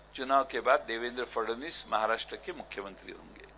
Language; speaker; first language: Hindi; non-native, local second language; Marathi